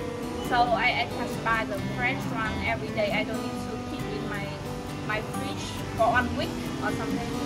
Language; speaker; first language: English; non-native, fluent; Vietnamese